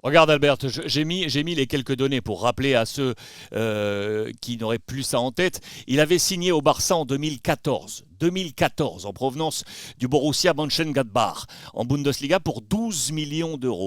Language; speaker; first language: French; native; French